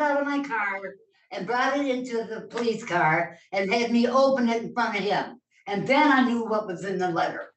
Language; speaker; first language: English; native; English